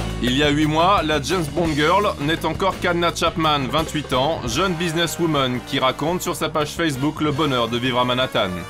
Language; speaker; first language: French; native; French